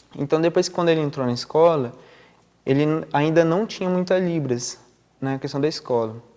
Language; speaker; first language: Portuguese; non-native, local second language; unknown